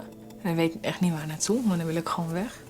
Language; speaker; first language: Dutch; native; Dutch